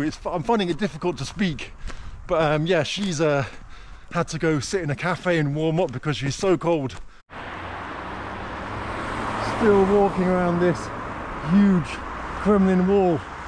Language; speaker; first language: English; native; English